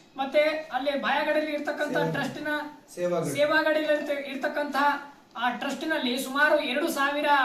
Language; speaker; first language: Kannada; non-native, local second language; Lambadi